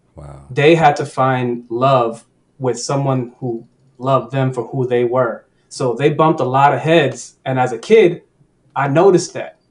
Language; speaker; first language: English; early bilingual, other home language; Spanish